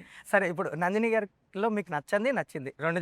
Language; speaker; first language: Telugu; native; Telugu